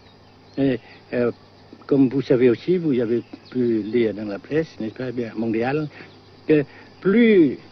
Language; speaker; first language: French; non-native, local second language; Vietnamese